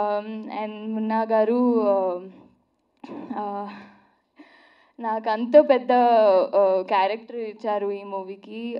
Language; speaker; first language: Telugu; non-native, learner; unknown